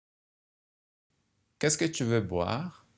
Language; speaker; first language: French; non-native, fluent; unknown